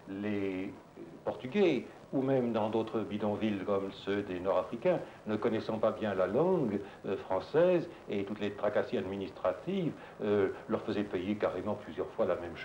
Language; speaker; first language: French; native; French